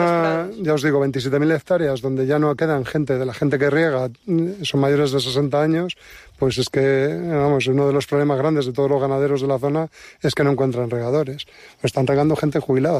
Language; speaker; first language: Spanish; native; Spanish